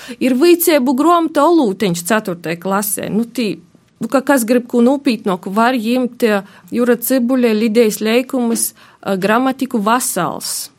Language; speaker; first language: Latvian; native; Latvian